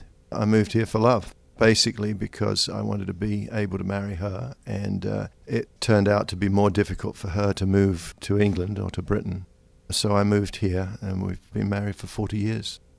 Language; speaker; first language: English; native; English